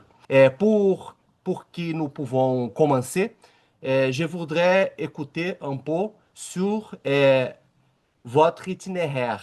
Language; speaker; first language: French; non-native, learner; Portuguese